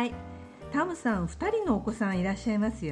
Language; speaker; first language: Japanese; native; Japanese